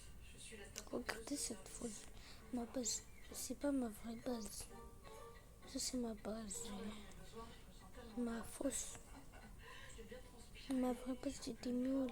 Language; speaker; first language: French; native; French